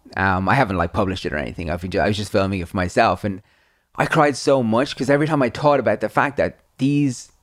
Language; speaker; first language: English; native; English